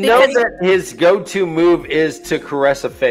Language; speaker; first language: English; native; English